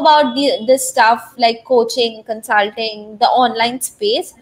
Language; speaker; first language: English; non-native, local second language; Hindi